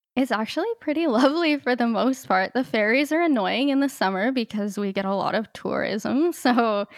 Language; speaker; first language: English; native; English